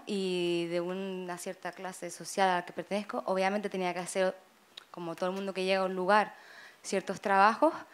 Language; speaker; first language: Spanish; native; Spanish